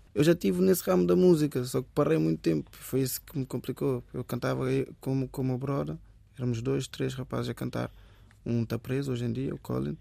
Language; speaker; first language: Portuguese; early bilingual, other home language; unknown